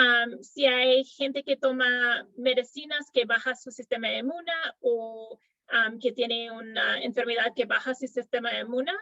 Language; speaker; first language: Spanish; non-native, fluent; English